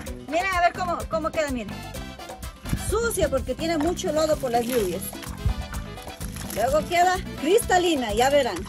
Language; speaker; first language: Spanish; native; Spanish